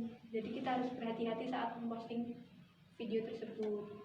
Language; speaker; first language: Indonesian; native; Indonesian